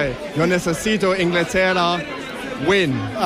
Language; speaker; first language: Spanish; non-native, learner; English